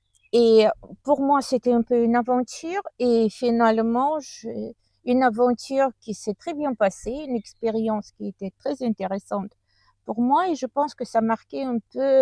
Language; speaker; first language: French; non-native, learner; Russian